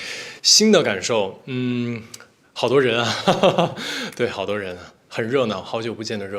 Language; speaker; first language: Chinese; native; Chinese